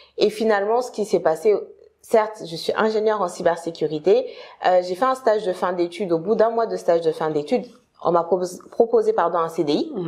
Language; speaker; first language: French; non-native, local second language; Bambara